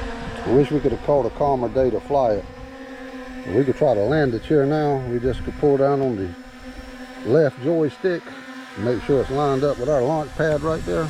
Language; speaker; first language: English; native; English